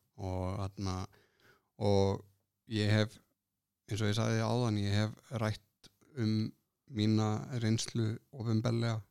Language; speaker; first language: Icelandic; native; Icelandic